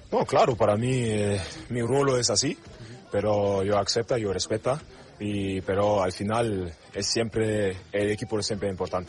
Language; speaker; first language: Spanish; non-native, learner; German